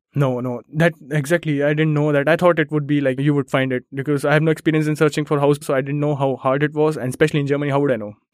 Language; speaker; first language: English; non-native, local second language; Hindi